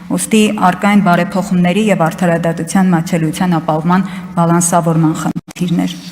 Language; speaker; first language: Armenian; native; Armenian